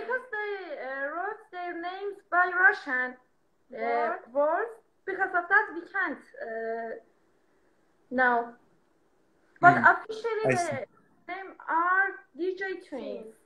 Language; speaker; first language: English; non-native, learner; Persian